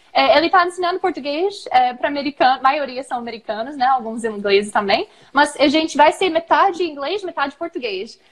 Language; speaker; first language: Portuguese; non-native, fluent; English